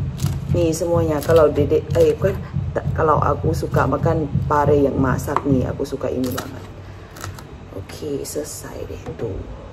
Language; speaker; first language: Indonesian; native; Indonesian